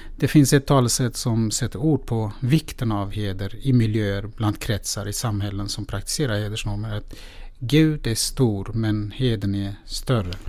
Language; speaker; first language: Swedish; non-native, fluent; Persian